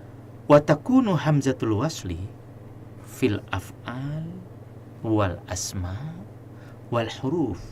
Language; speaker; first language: Arabic; non-native, fluent; Indonesian